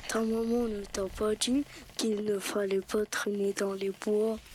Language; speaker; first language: French; native; French